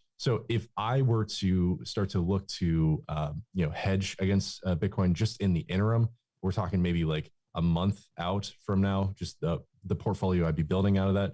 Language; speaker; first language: English; native; English